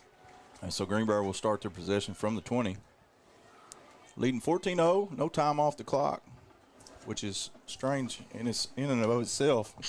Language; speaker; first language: English; native; English